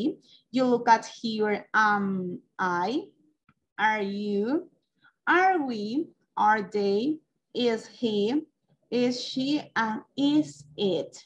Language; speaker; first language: English; non-native, local second language; Spanish